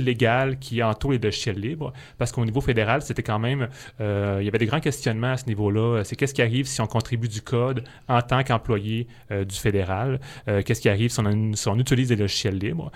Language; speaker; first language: French; native; French